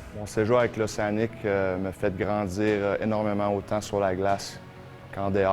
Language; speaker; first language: French; native; French